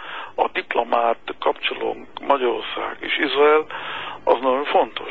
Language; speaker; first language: Hungarian; non-native, fluent; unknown